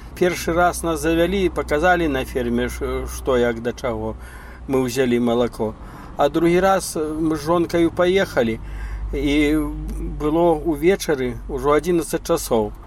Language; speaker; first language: Belarusian; native; Belarusian